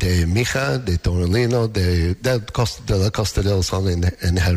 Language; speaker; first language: Spanish; non-native, learner; English